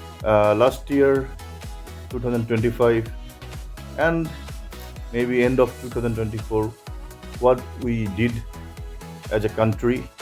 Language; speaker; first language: English; non-native, local second language; Assamese